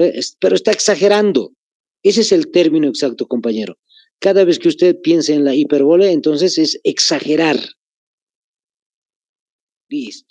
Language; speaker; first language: Spanish; native; Spanish